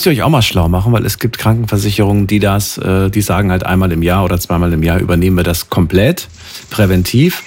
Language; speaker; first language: German; native; German